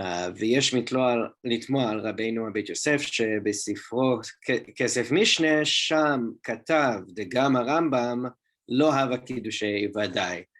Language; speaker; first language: Hebrew; non-native, fluent; English